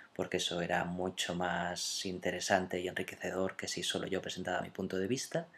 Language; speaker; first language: Spanish; native; Spanish